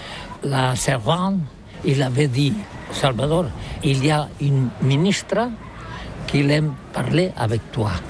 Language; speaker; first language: French; non-native, learner; Catalan